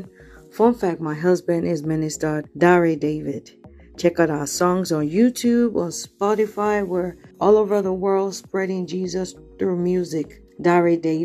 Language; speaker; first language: English; non-native, local second language; Yoruba